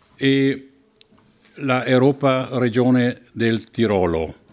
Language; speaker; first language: Italian; non-native, local second language; German